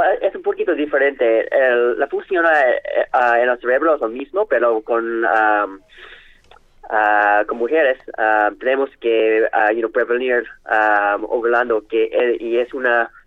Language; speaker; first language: Spanish; non-native, learner; English